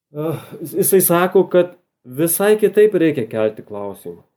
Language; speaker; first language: Lithuanian; native; Lithuanian